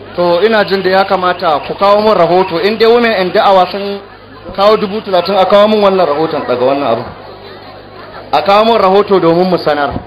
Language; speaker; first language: Hausa; native; Hausa